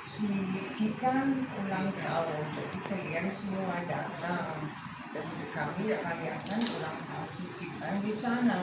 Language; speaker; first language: Indonesian; non-native, fluent; German